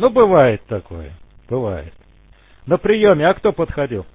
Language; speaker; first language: Russian; native; Russian